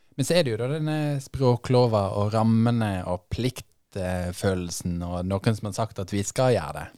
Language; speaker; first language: Norwegian; native; Norwegian